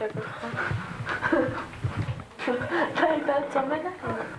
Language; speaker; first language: Hebrew; native; Hebrew